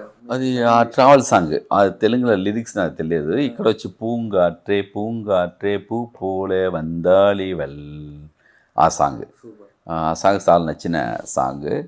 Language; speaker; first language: Telugu; non-native, learner; Tamil